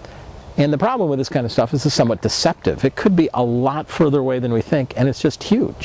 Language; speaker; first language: English; native; English